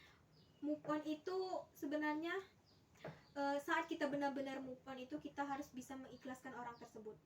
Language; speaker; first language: Indonesian; native; Indonesian